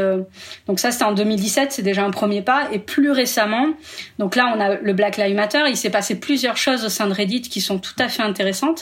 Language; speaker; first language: French; native; French